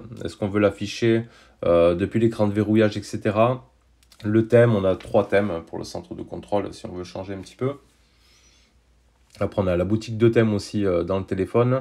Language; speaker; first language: French; native; French